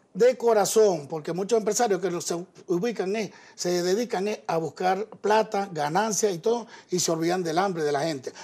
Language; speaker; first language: Spanish; native; Spanish